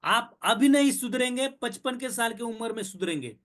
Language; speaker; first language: Hindi; non-native, local second language; Marathi